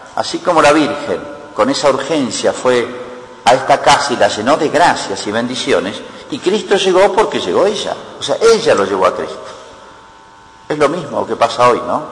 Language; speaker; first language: Spanish; native; Spanish